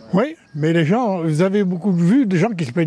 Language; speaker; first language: French; native; French